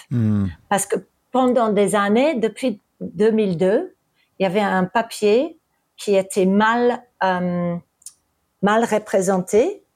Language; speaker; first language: French; early bilingual, heritage; English